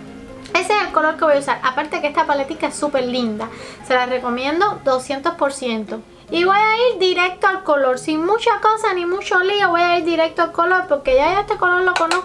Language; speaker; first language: Spanish; native; Spanish